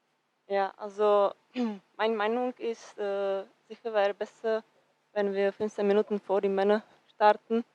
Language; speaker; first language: German; non-native, learner; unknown